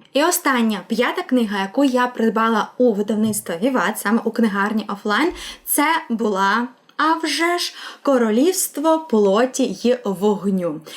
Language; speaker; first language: Ukrainian; non-native, local second language; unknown